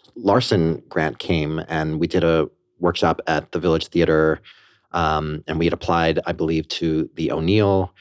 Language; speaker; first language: English; native; English